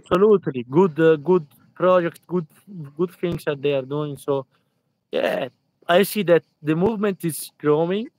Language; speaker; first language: English; non-native, fluent; Italian